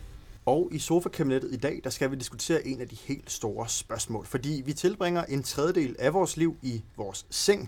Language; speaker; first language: Danish; native; Danish